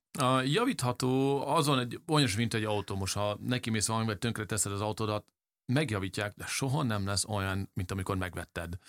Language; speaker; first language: Hungarian; early bilingual, heritage; English